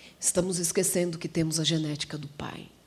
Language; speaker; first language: Portuguese; native; Portuguese